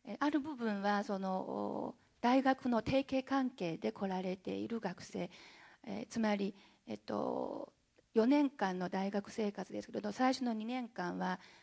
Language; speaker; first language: Japanese; non-native, fluent; Chinese